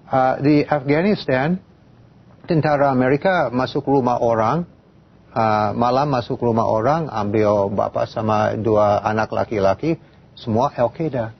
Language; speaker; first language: Indonesian; non-native, fluent; English